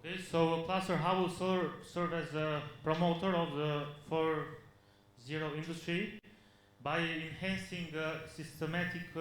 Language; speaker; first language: English; non-native, fluent; Albanian